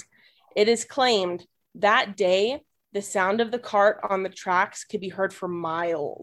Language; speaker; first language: English; native; English